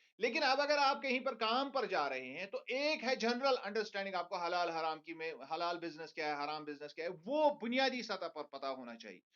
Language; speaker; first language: Urdu; non-native, local second language; Kashmiri